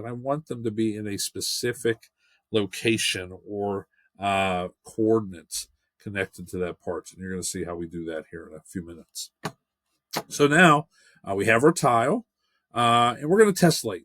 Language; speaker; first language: English; native; English